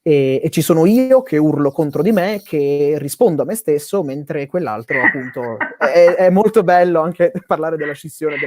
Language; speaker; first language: Italian; native; Italian